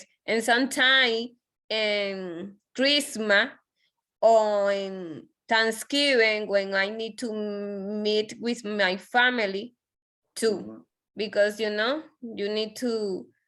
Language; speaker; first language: English; non-native, learner; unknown